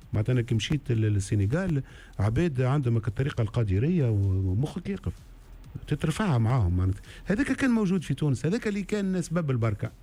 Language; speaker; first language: Arabic; native; Arabic